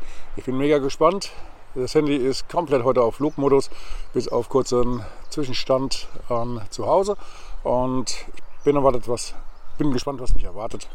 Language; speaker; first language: German; native; German